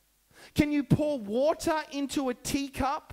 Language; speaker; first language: English; native; English